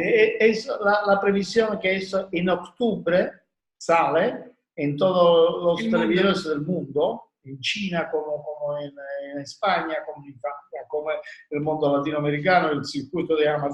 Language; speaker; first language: Spanish; non-native, learner; Italian